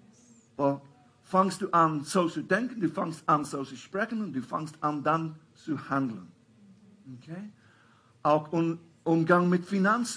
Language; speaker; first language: German; non-native, fluent; English